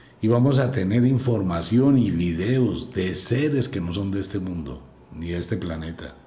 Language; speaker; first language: Spanish; native; Spanish